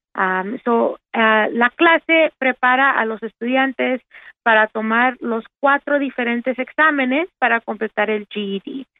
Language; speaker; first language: Spanish; early bilingual, heritage; Spanish